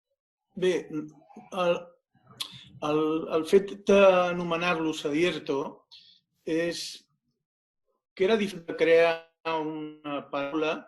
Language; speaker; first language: Catalan; non-native, local second language; Spanish